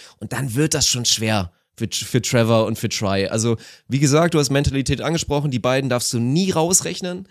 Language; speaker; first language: German; native; German